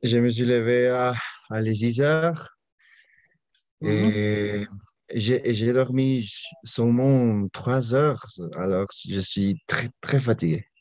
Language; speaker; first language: French; non-native, learner; Spanish